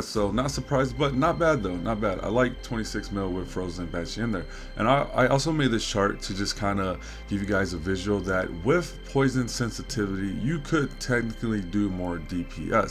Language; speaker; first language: English; native; English